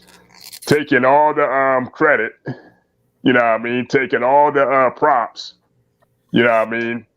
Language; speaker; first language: English; native; English